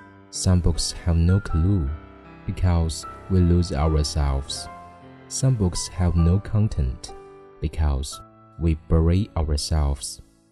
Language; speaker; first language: English; non-native, fluent; Chinese